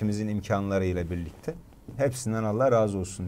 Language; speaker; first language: Turkish; native; Turkish